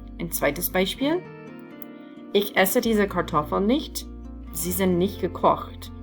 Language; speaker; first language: German; non-native, fluent; English